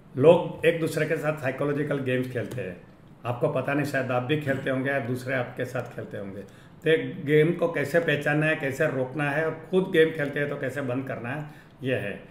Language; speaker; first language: Hindi; non-native, local second language; Gujarati